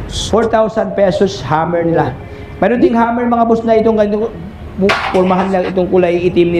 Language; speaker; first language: Filipino; native; Filipino